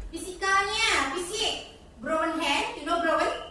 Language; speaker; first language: English; non-native, learner; Indonesian